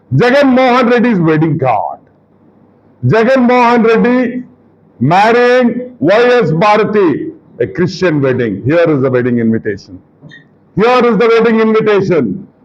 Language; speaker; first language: English; non-native, local second language; Telugu